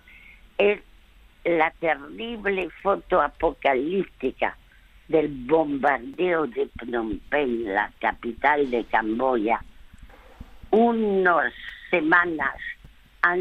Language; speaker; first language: Spanish; early bilingual, other home language; French